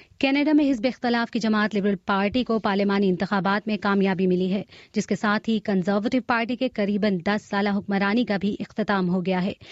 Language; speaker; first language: Urdu; native; Urdu